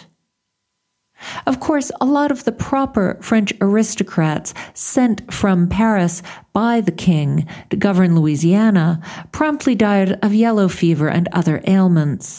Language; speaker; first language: English; native; English